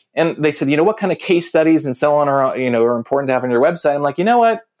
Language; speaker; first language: English; native; English